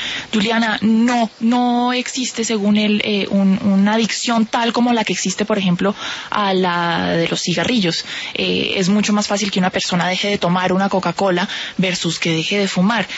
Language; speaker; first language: Spanish; native; Spanish